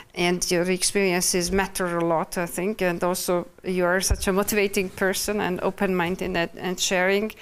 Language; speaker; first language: English; non-native, fluent; Hungarian